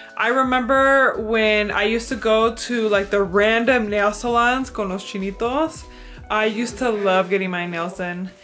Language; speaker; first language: English; early bilingual, other home language; Spanish